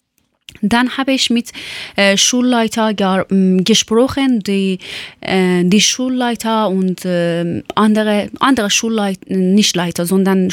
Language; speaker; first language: German; non-native, learner; Persian